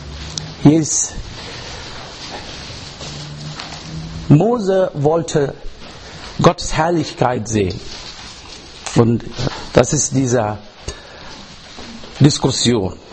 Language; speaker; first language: German; non-native, learner; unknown